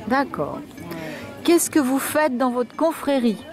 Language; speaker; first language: French; native; French